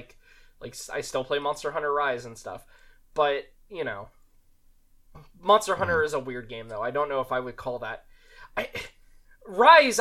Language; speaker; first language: English; native; English